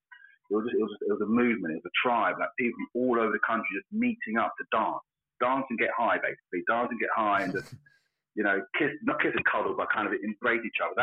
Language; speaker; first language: English; native; English